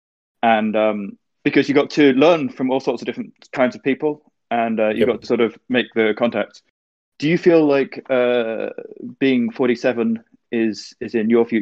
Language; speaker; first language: English; native; English